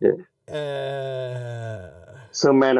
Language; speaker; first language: English; non-native, learner; Chinese